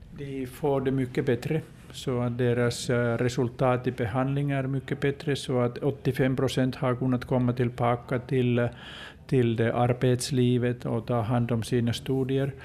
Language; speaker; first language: Swedish; non-native, local second language; Finnish